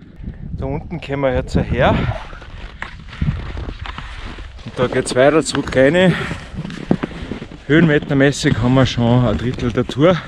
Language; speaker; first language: German; native; German